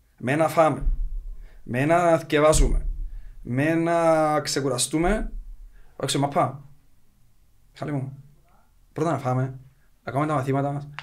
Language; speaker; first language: Greek; native; Greek